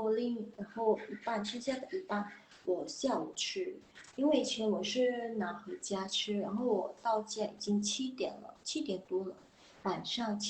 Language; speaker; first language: Chinese; non-native, fluent; Indonesian